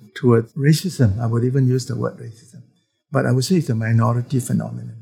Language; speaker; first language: English; non-native, local second language; Chinese